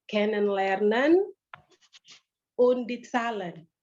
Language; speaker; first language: German; non-native, learner; Indonesian